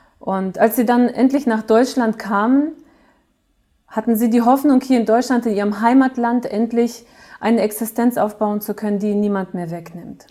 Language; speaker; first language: German; early bilingual, other home language; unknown